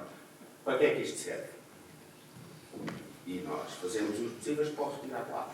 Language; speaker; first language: Portuguese; native; Portuguese